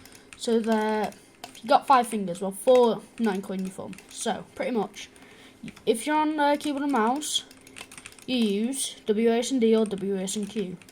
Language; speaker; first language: English; native; English